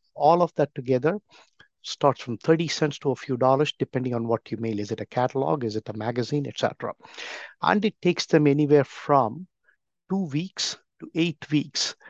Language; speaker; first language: English; non-native, local second language; Tamil